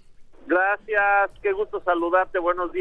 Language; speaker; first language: Spanish; native; Spanish